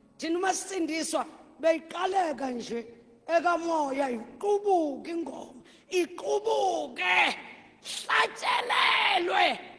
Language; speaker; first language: Zulu; native; Zulu